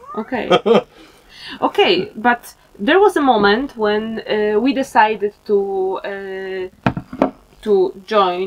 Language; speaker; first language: English; non-native, learner; Polish